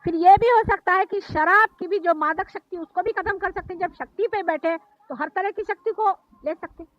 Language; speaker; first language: Hindi; non-native, local second language; Marathi